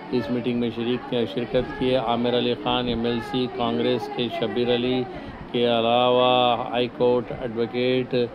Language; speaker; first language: Urdu; native; Urdu